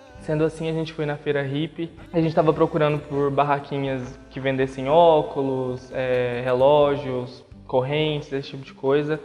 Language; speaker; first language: Portuguese; native; Portuguese